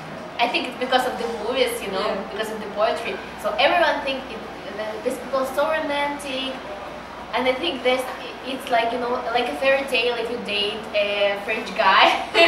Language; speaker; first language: English; non-native, learner; Russian